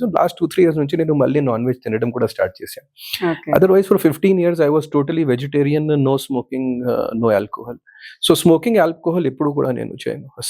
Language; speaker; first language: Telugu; non-native, fluent; Hindi